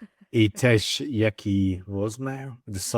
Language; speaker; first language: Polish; non-native, learner; English